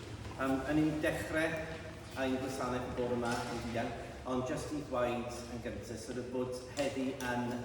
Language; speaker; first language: Welsh; non-native, learner; English